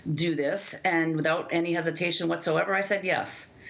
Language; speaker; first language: English; native; English